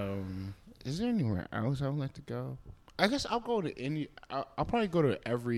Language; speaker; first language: English; native; English